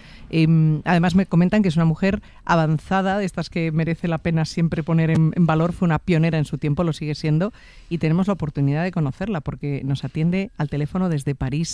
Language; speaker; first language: Spanish; native; Spanish